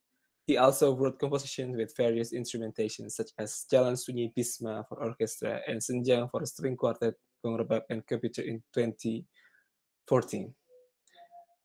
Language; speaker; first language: English; non-native, fluent; Indonesian